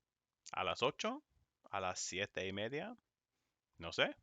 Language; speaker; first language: Spanish; non-native, fluent; English